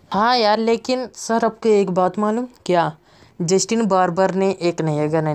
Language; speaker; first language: Hindi; native; Hindi